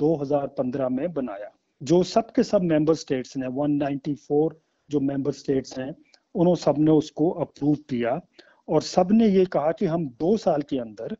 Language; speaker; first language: Hindi; native; Hindi